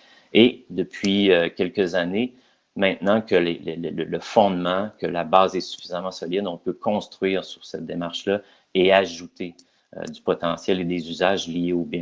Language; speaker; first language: French; native; French